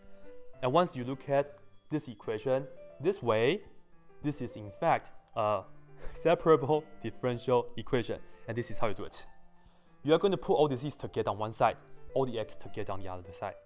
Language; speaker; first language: English; non-native, fluent; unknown